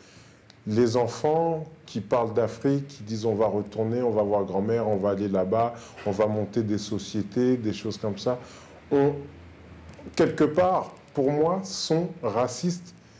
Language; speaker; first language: French; native; French